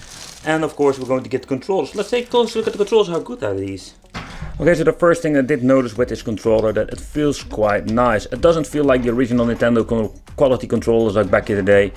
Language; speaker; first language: English; non-native, fluent; Dutch